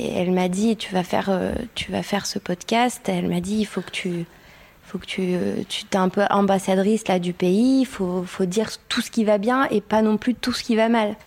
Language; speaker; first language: French; non-native, fluent; Spanish